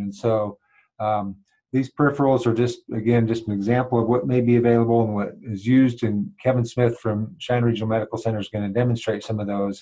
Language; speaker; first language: English; native; English